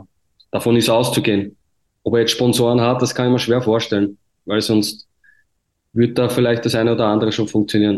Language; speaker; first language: German; native; German